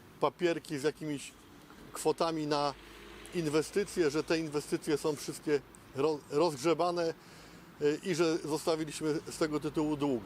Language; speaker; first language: Polish; native; Polish